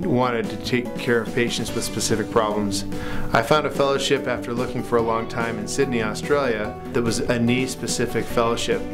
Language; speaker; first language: English; native; English